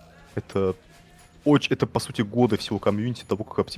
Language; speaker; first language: Russian; native; Russian